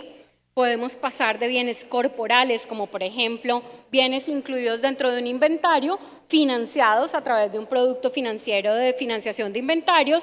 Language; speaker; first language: Spanish; native; Spanish